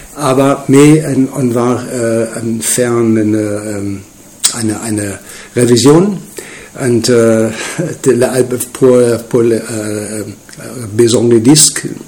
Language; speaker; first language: French; non-native, learner; German